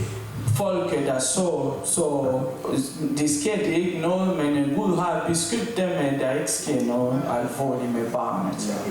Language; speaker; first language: Danish; non-native, learner; French